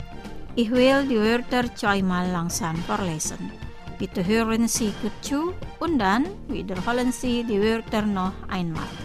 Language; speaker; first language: German; non-native, fluent; Indonesian